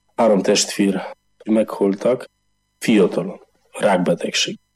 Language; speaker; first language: Hungarian; non-native, learner; Polish